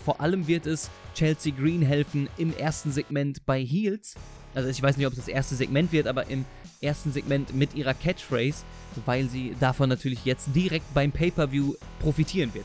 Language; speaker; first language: German; native; German